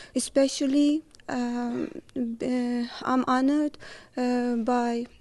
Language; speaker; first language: English; non-native, fluent; Persian